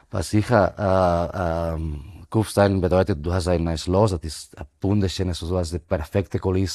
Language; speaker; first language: German; non-native, fluent; Spanish